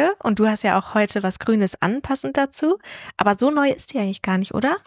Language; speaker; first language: German; native; German